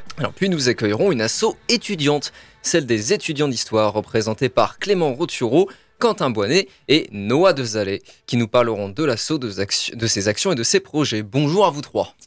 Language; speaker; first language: French; native; French